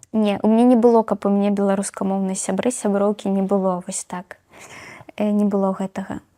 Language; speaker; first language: Belarusian; non-native, local second language; Russian